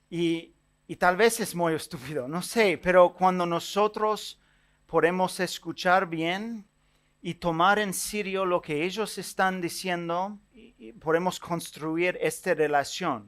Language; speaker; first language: Spanish; non-native, fluent; English